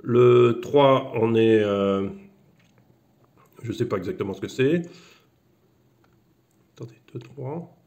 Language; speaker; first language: French; native; French